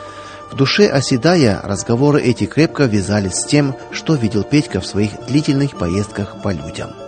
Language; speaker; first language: Russian; native; Russian